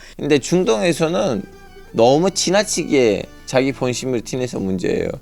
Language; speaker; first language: Korean; native; Korean